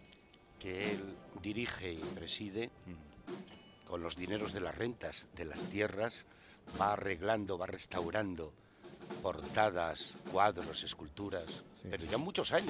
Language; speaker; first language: Spanish; native; Spanish